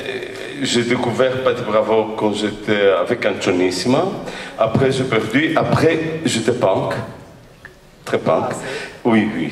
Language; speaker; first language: French; non-native, fluent; Greek